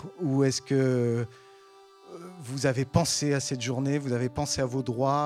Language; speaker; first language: French; native; French